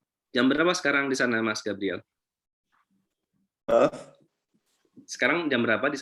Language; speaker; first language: Indonesian; native; Indonesian